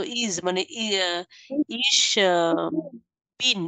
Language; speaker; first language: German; non-native, learner; Bangla